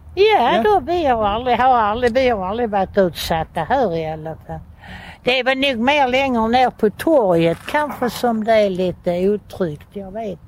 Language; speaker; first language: Swedish; native; Swedish